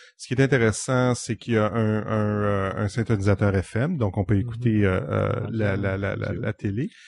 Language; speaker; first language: French; native; French